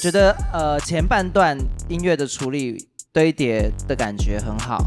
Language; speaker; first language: Chinese; native; Chinese